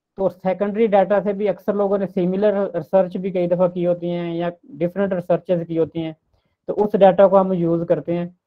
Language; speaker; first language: Urdu; non-native, local second language; Punjabi